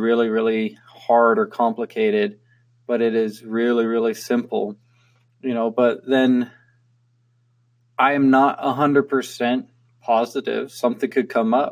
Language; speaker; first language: English; native; English